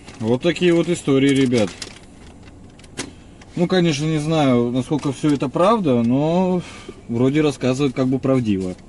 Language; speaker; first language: Russian; native; Russian